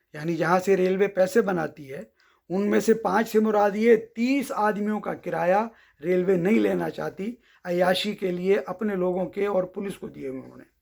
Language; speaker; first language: Urdu; native; Urdu